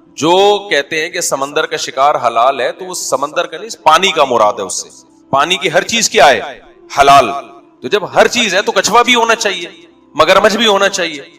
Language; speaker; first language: Urdu; native; Urdu